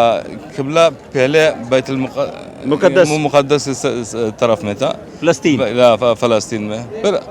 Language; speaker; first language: Hindi; non-native, learner; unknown